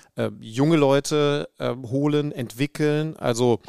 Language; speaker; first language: German; native; German